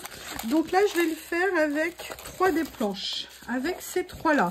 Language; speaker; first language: French; native; French